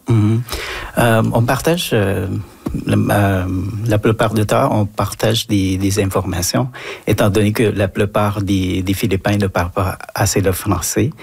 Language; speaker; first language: French; non-native, fluent; Filipino